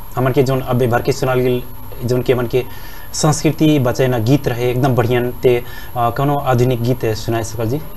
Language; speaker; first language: Bhojpuri; non-native, local second language; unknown